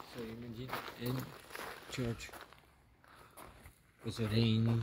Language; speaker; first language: English; non-native, learner; French